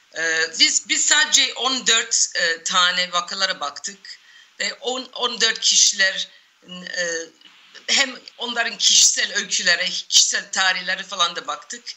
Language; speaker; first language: Turkish; non-native, fluent; English